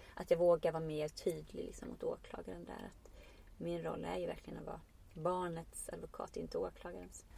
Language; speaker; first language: Swedish; non-native, fluent; Icelandic